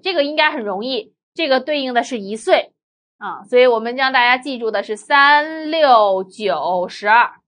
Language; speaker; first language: Chinese; native; Chinese